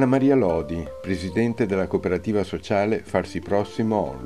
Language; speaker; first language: Italian; native; Italian